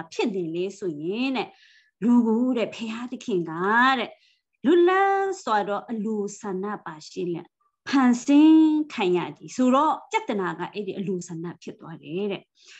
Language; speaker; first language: Burmese; non-native, local second language; Kachin